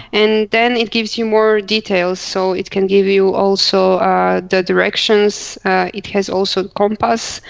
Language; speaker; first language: English; non-native, fluent; Croatian